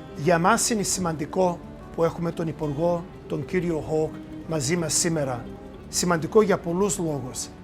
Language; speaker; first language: Greek; early bilingual, heritage; Greek